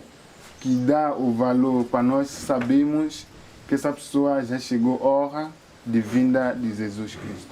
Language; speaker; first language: Portuguese; non-native, fluent; French